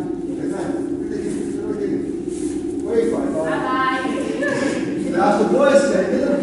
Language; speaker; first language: Finnish; non-native, learner; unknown